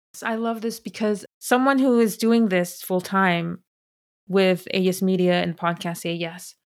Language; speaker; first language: English; early bilingual, other home language; Spanish